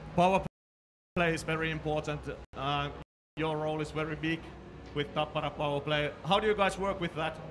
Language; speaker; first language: English; non-native, fluent; Finnish